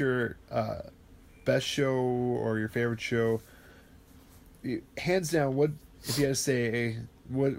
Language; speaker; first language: English; native; English